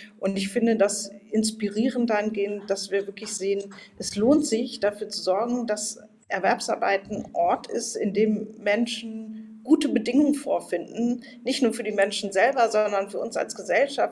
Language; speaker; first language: German; native; German